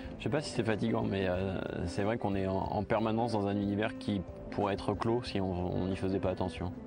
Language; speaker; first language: French; native; French